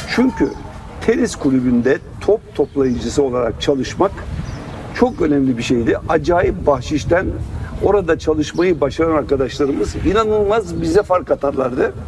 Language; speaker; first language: Turkish; native; Turkish